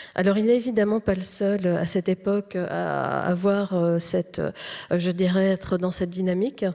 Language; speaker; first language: French; native; French